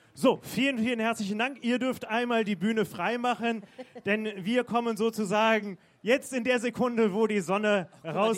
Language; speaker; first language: German; native; German